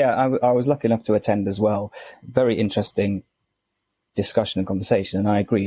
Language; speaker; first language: English; native; English